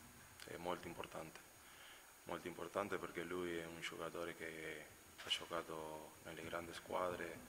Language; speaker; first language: Italian; non-native, fluent; Spanish